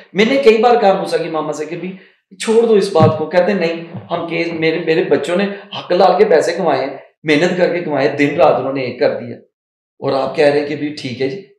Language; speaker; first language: Urdu; non-native, local second language; Punjabi